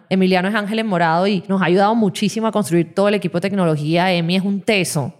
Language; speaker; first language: Spanish; native; Spanish